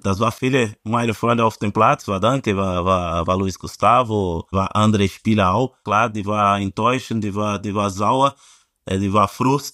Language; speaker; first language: German; non-native, fluent; Portuguese